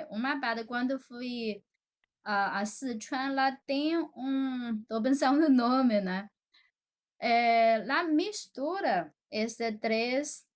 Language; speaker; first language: Portuguese; non-native, fluent; Chinese